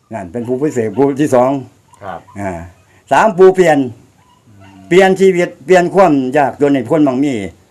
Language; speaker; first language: Thai; native; Thai